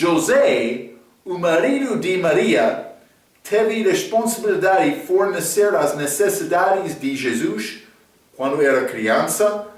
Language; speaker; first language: Portuguese; non-native, fluent; English